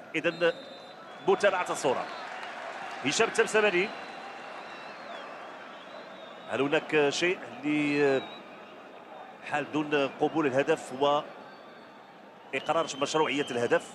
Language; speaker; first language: Arabic; native; Arabic